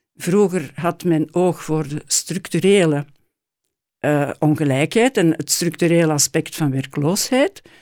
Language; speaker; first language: Dutch; native; Dutch